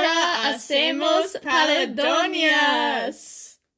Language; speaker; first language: Spanish; non-native, learner; English